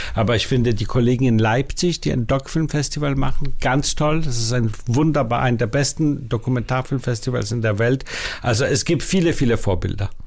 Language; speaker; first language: German; non-native, fluent; Danish